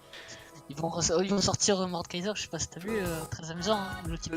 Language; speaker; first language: French; native; French